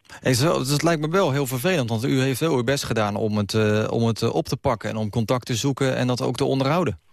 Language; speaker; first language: Dutch; native; Dutch